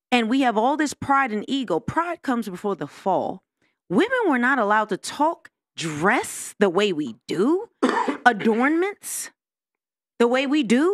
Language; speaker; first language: English; native; English